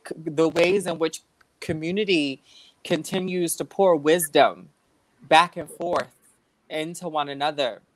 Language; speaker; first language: English; native; English